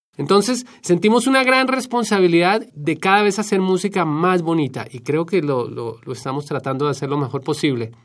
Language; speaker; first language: Spanish; native; Spanish